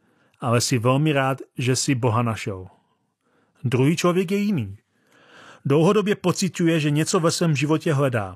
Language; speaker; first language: Czech; native; Czech